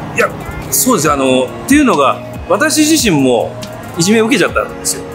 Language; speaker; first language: Japanese; native; Japanese